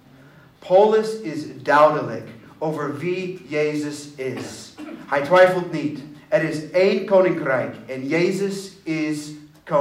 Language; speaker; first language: Dutch; non-native, learner; English